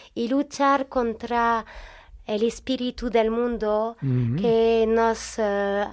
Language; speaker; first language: Spanish; non-native, fluent; French